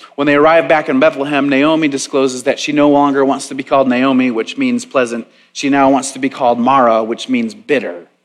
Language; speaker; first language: English; native; English